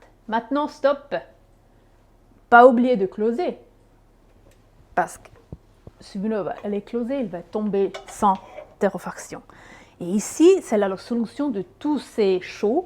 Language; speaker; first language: French; non-native, local second language; Swiss German